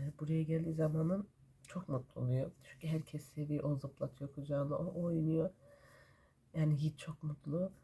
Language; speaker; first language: Turkish; early bilingual, heritage; Turkish